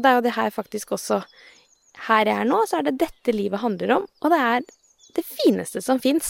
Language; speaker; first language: Norwegian; native; Norwegian